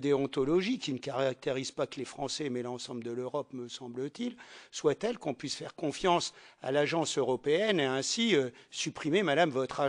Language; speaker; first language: French; native; French